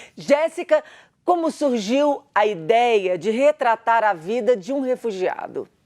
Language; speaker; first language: Portuguese; native; Portuguese